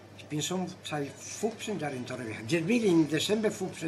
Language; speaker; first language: German; non-native, fluent; Spanish